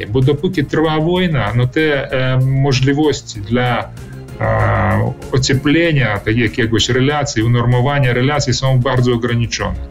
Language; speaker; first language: Polish; early bilingual, heritage; Polish